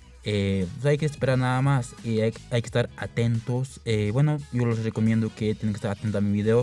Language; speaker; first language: Spanish; non-native, local second language; Quechua